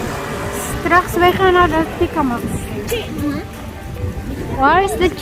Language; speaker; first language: Dutch; non-native, learner; Filipino